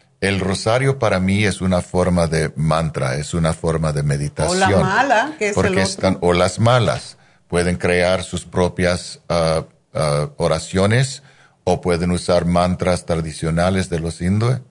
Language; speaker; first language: Spanish; non-native, fluent; English